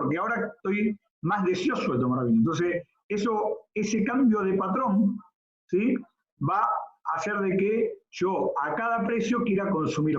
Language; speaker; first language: Spanish; native; Spanish